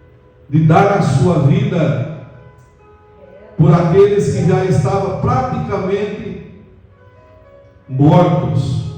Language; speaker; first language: Portuguese; native; Portuguese